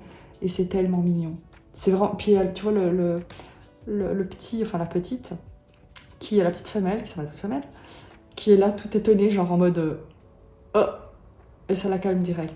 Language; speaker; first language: French; native; French